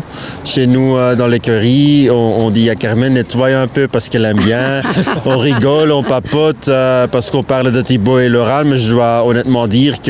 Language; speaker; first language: French; non-native, local second language; Dutch